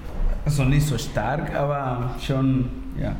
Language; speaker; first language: German; non-native, learner; Spanish